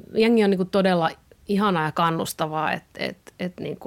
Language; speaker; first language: Finnish; native; Finnish